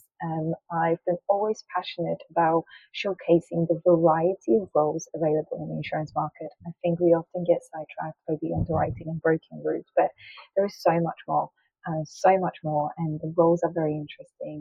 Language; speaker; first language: English; non-native, fluent; Polish